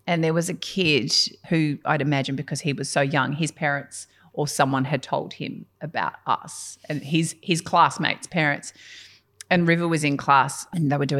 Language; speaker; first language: English; native; English